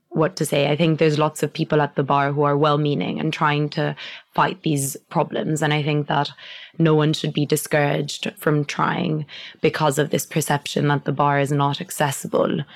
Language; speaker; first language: English; non-native, fluent; Italian